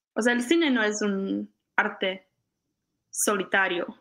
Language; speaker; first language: Spanish; non-native, fluent; Czech